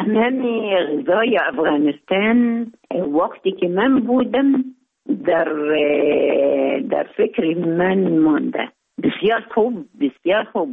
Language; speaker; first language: Persian; non-native, learner; Arabic